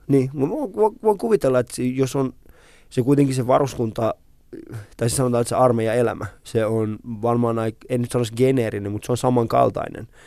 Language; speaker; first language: Finnish; early bilingual, other home language; Persian